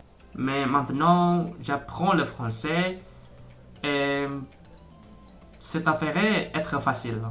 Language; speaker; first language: French; non-native, learner; Indonesian